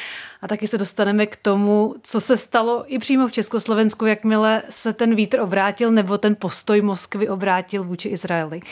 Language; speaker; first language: Czech; native; Czech